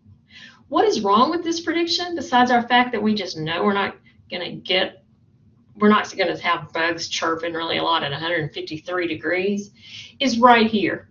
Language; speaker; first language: English; native; English